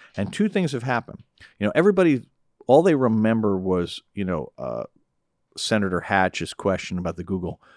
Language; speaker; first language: English; native; English